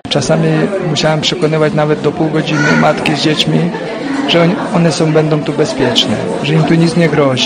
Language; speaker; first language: Polish; non-native, fluent; Ukrainian